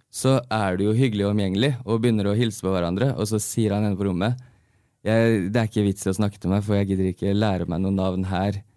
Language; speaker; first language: Norwegian; early bilingual, heritage; Norwegian